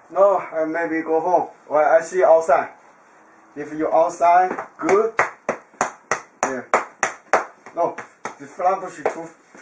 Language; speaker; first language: English; non-native, learner; Chinese